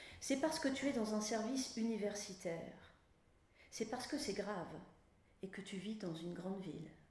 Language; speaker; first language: French; native; French